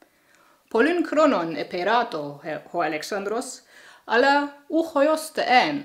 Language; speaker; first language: Greek; non-native, fluent; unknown